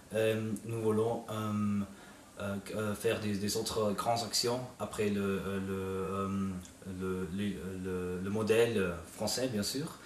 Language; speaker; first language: French; non-native, fluent; German